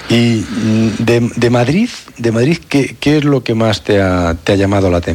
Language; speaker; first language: Spanish; native; Spanish